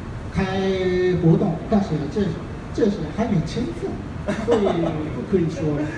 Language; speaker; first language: Chinese; non-native, fluent; Japanese